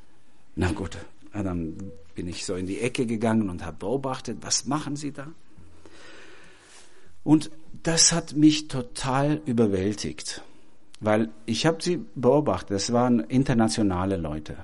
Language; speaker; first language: German; non-native, fluent; Albanian